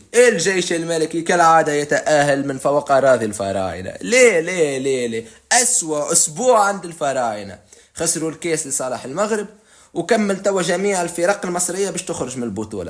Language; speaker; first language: Arabic; native; Arabic